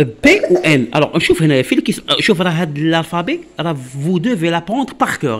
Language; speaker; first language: French; non-native, local second language; Arabic